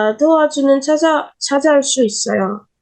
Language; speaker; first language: Korean; non-native, learner; Indonesian